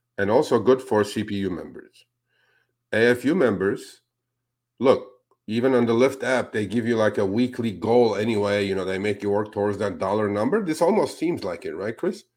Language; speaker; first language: English; non-native, fluent; Spanish